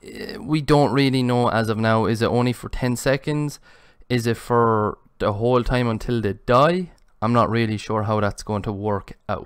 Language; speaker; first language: English; native; English